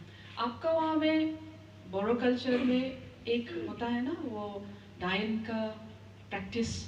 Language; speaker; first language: Hindi; non-native, local second language; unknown